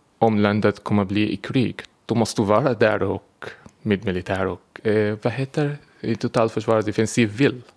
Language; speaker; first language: Swedish; non-native, fluent; Arabic